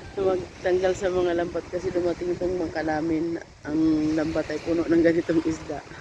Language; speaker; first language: Filipino; non-native, local second language; Masbatenyo